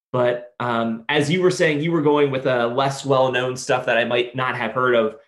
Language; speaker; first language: English; native; English